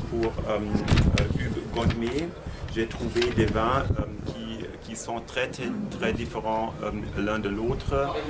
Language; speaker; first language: French; non-native, fluent; German